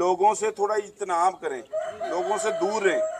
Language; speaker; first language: Urdu; non-native, local second language; Punjabi